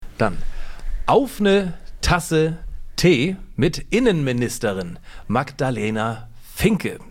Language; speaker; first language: German; native; German